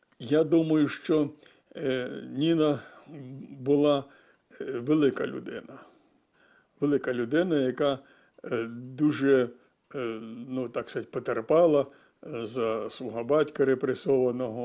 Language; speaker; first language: Ukrainian; native; Ukrainian